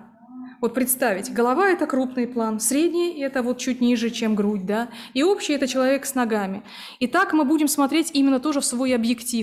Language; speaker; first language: Russian; native; Russian